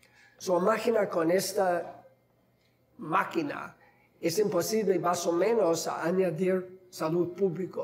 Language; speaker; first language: Spanish; non-native, fluent; English